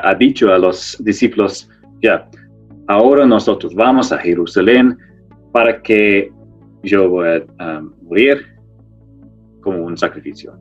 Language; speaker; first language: Spanish; non-native, fluent; English